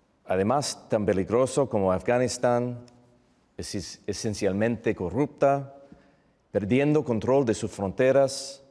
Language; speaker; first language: Spanish; non-native, fluent; English